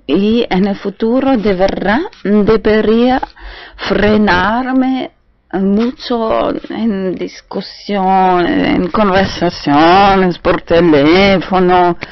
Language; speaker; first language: Spanish; non-native, fluent; German